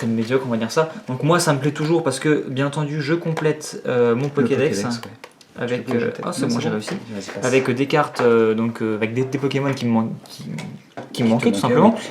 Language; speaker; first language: French; native; French